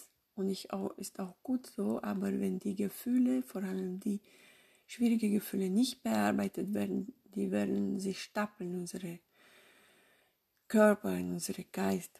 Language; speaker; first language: German; non-native, fluent; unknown